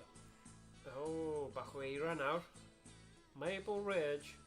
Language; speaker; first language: Welsh; native; Welsh